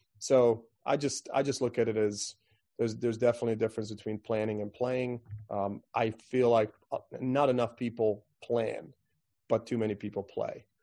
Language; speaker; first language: English; non-native, fluent; Croatian